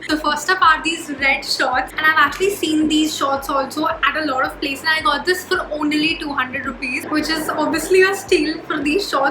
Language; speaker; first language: English; non-native, local second language; Hindi